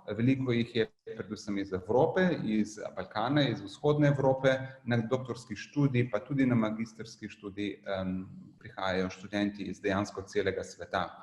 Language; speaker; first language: Slovenian; native; Slovenian